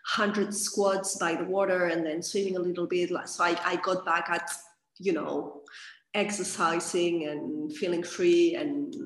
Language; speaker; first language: English; non-native, fluent; Catalan